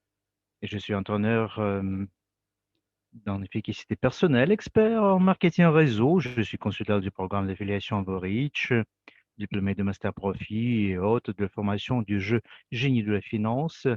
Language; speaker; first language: French; non-native, fluent; Russian